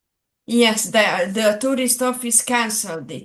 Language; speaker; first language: English; non-native, fluent; Serbian